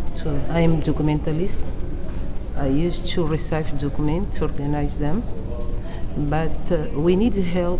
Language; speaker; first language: English; non-native, learner; Portuguese